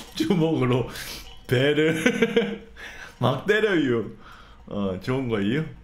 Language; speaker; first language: Korean; native; Korean